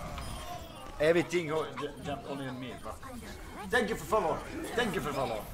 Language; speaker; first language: English; non-native, learner; Bosnian